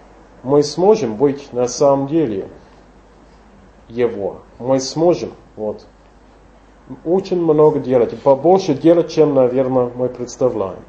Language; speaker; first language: Russian; non-native, fluent; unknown